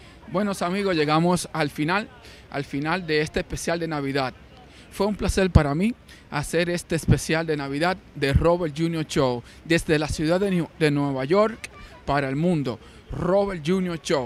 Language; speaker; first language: Spanish; native; Spanish